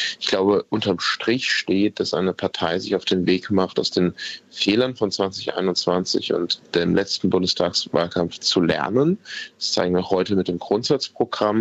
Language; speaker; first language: German; native; German